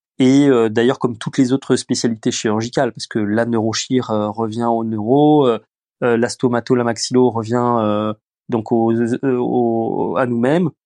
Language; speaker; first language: French; early bilingual, other home language; Romanian